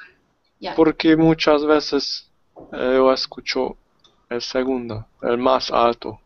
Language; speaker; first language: Spanish; non-native, learner; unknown